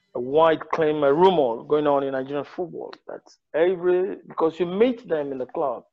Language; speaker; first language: English; non-native, local second language; Yoruba